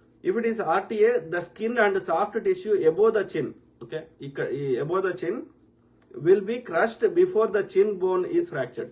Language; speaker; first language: English; non-native, local second language; Telugu